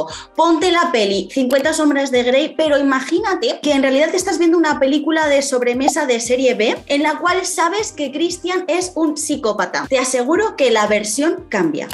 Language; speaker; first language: Spanish; native; Spanish